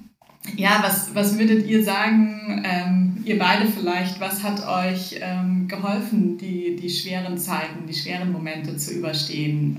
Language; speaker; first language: German; native; German